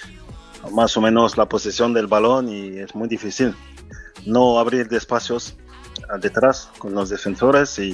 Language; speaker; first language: Spanish; non-native, fluent; French